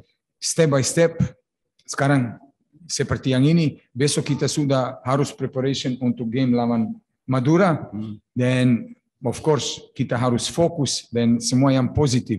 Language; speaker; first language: Indonesian; non-native, fluent; Serbian